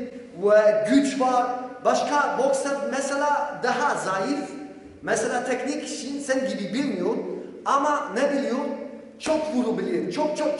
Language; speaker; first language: Turkish; non-native, learner; Polish